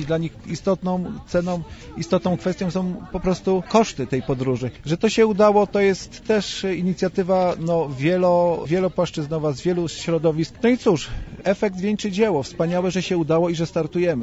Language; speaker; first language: Polish; native; Polish